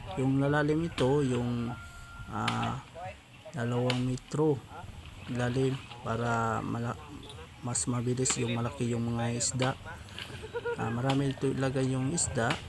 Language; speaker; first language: Filipino; non-native, local second language; Cebuano